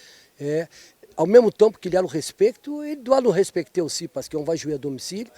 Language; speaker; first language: French; non-native, fluent; Portuguese